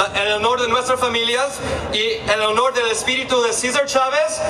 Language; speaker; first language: Spanish; early bilingual, heritage; Spanish